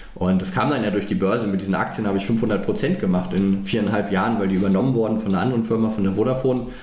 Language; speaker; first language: German; native; German